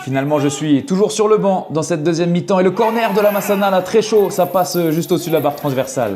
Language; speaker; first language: French; native; French